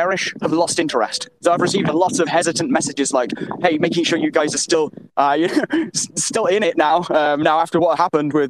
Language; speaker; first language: English; native; English